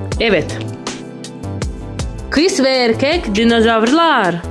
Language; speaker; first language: Turkish; non-native, learner; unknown